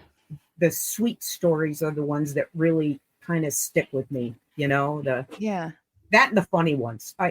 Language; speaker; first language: English; native; English